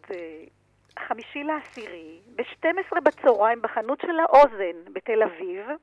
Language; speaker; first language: Hebrew; native; Hebrew